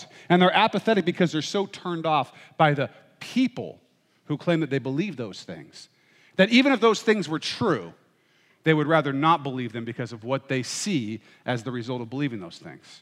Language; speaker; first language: English; native; English